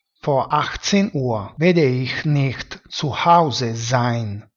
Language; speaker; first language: German; non-native, fluent; Italian